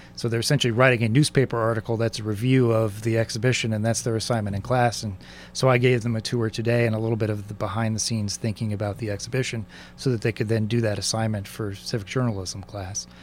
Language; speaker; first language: English; native; English